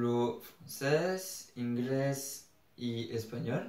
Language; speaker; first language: Spanish; non-native, learner; French